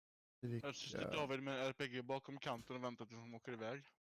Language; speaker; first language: Swedish; native; Swedish